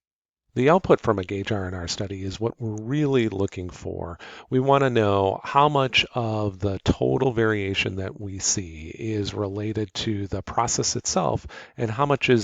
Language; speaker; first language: English; native; English